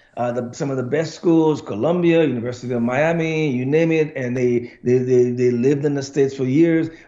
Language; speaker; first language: English; non-native, fluent; Haitian Creole